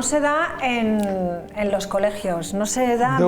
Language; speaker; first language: Spanish; native; Spanish